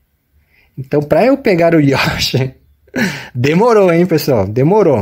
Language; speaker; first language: Portuguese; native; Portuguese